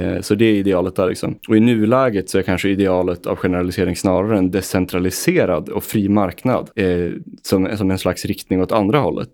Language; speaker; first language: Swedish; native; Swedish